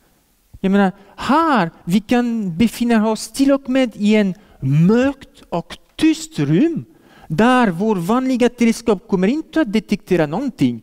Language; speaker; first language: Swedish; non-native, fluent; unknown